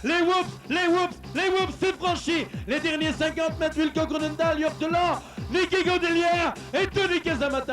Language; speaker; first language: French; native; French